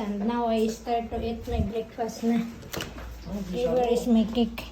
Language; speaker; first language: English; non-native, learner; Filipino